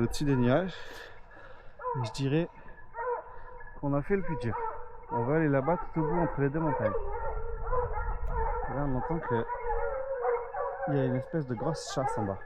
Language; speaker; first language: French; native; French